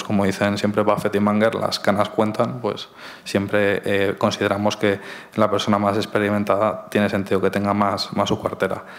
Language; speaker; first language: Spanish; native; Spanish